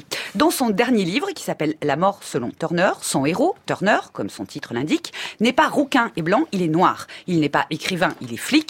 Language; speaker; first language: French; native; French